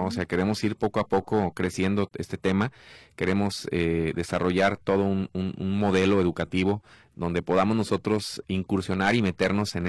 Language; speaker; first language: Spanish; native; Spanish